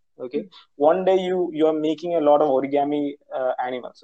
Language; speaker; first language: English; non-native, local second language; Malayalam